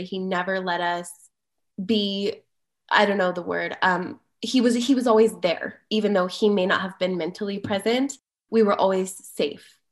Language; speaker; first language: English; native; English